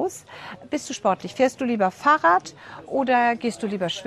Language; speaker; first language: German; native; German